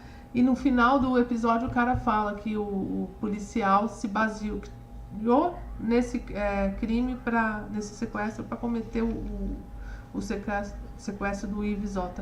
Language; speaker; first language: Portuguese; native; Portuguese